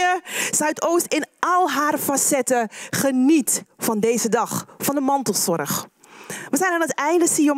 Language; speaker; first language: Dutch; native; Dutch